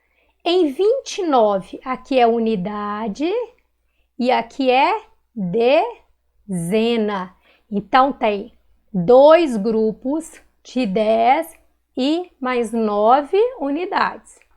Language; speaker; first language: Portuguese; native; Portuguese